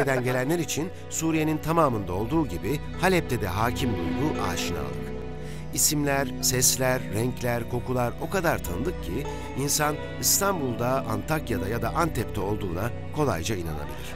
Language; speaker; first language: Turkish; native; Turkish